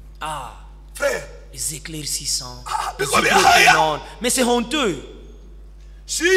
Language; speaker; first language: French; non-native, local second language; Swahili